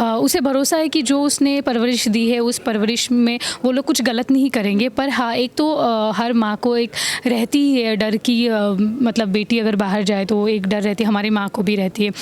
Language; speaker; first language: Hindi; non-native, local second language; Assamese